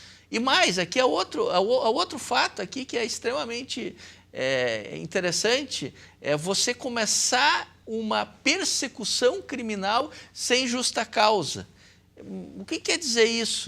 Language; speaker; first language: Portuguese; native; Portuguese